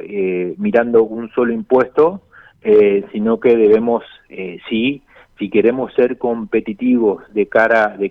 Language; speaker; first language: Spanish; native; Spanish